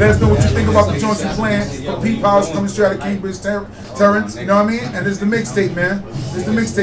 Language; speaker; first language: English; native; English